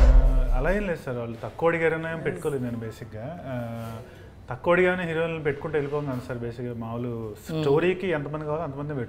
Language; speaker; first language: Telugu; native; Telugu